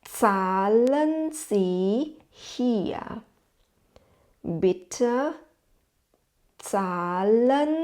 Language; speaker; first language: German; non-native, fluent; Thai